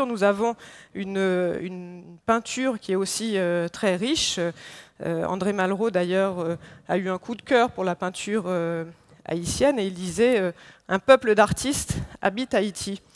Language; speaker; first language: French; non-native, local second language; Haitian Creole